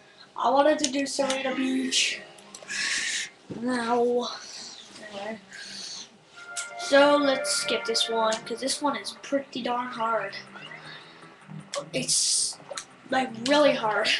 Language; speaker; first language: English; native; English